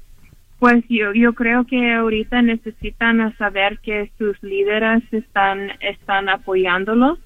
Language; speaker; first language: Spanish; early bilingual, heritage; Spanish